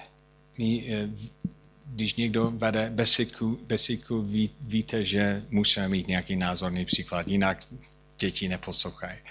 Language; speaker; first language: Czech; non-native, fluent; English